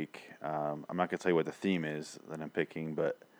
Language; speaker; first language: English; native; English